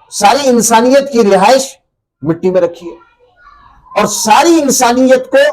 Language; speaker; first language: Urdu; native; Urdu